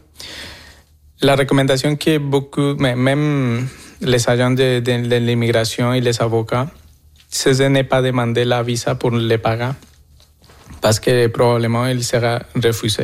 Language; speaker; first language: French; non-native, fluent; Spanish